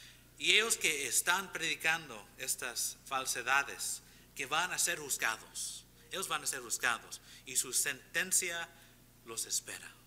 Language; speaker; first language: Spanish; non-native, fluent; English